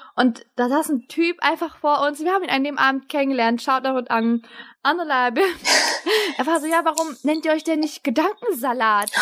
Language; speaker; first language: German; early bilingual, other home language; Turkish